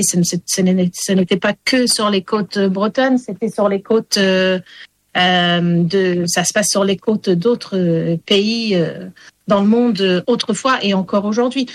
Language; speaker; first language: French; early bilingual, heritage; English